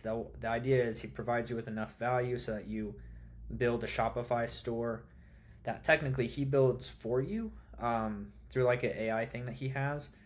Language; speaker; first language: English; native; English